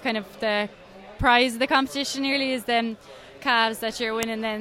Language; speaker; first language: English; native; English